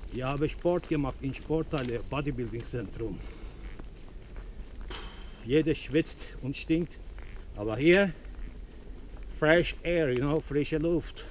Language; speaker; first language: German; non-native, fluent; Turkish